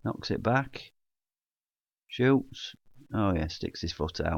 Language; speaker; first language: English; native; English